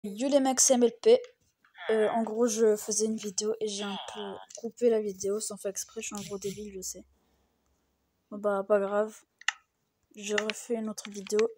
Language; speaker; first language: French; native; French